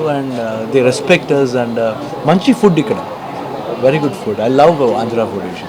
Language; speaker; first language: Telugu; non-native, learner; Kannada